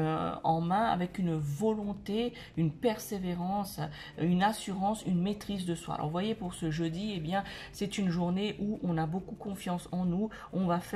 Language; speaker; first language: French; native; French